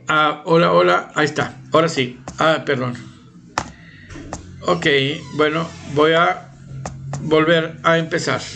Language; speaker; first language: Spanish; native; Spanish